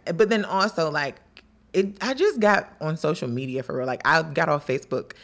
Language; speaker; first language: English; native; English